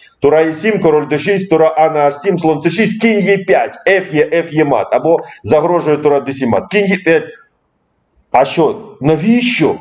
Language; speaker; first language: Ukrainian; non-native, local second language; Russian